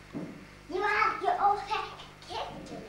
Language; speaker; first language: Icelandic; early bilingual, heritage; Icelandic